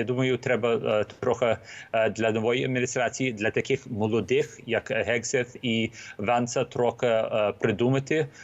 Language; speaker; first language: Ukrainian; early bilingual, heritage; Ukrainian